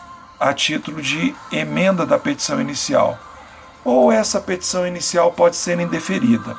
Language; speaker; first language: Portuguese; native; Portuguese